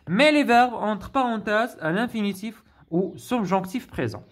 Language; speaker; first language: French; non-native, local second language; Arabic